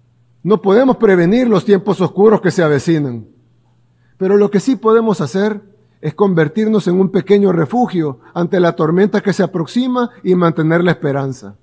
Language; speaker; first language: Spanish; native; Spanish